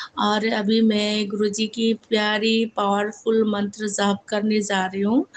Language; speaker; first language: Hindi; non-native, local second language; Assamese